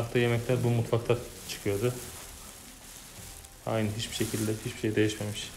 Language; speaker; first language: Turkish; native; Turkish